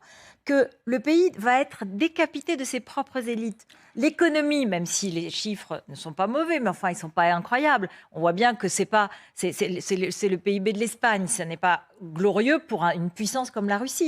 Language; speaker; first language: French; native; French